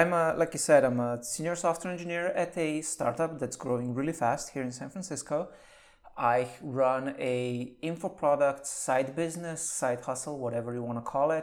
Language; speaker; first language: English; non-native, fluent; Slovenian